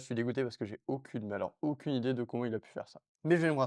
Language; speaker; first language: French; native; French